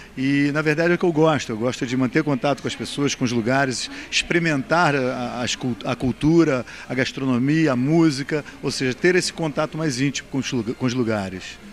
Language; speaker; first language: Portuguese; native; Portuguese